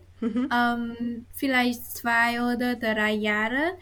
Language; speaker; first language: German; non-native, learner; Vietnamese